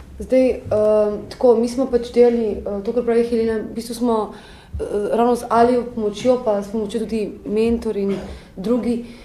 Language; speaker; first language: Slovenian; native; Slovenian